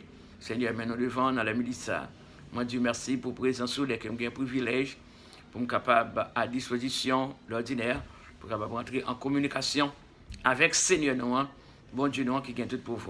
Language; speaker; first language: French; non-native, local second language; Haitian Creole